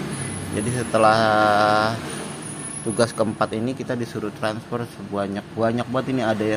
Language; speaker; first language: Indonesian; native; Indonesian